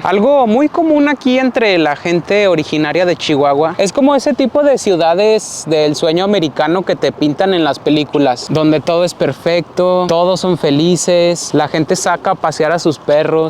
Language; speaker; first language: Spanish; native; Spanish